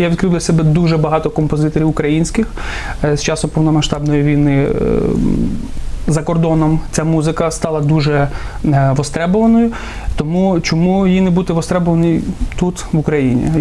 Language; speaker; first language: Ukrainian; non-native, local second language; Russian